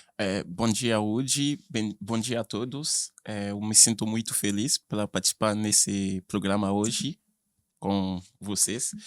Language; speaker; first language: Portuguese; non-native, fluent; Haitian Creole